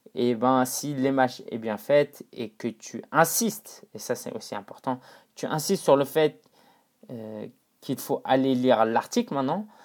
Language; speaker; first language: French; non-native, fluent; Chinese